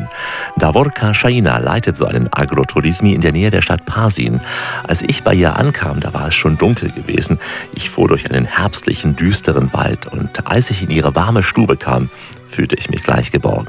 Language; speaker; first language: German; native; German